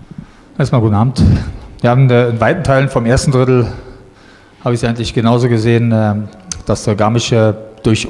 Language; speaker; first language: German; native; German